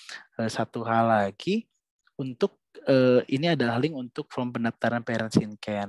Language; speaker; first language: Malay; native; Malay